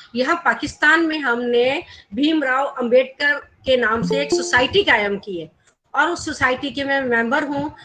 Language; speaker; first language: Urdu; non-native, local second language; Gujarati